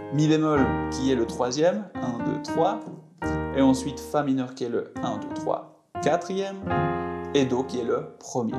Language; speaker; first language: French; native; French